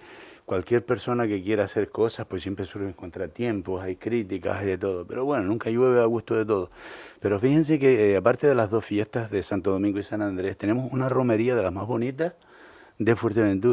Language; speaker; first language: Spanish; native; Spanish